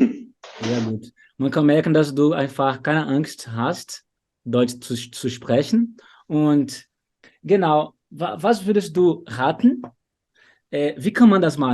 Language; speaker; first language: German; non-native, fluent; Portuguese